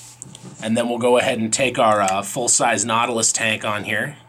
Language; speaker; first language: English; native; English